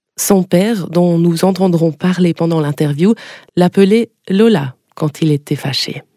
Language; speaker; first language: French; native; French